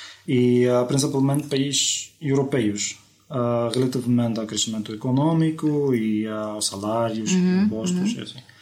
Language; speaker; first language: Portuguese; non-native, fluent; Arabic